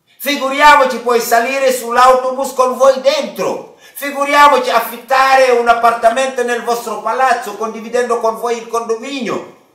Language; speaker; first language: Italian; non-native, fluent; Wolof